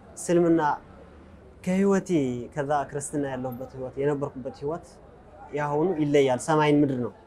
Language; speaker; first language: Amharic; non-native, local second language; Tigrinya